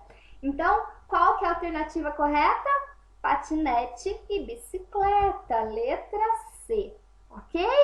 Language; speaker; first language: Portuguese; native; Portuguese